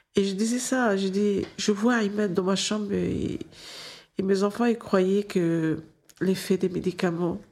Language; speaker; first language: French; non-native, local second language; Arabic